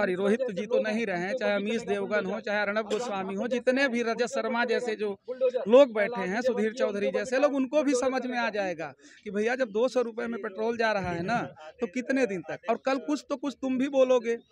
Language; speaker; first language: Hindi; native; Hindi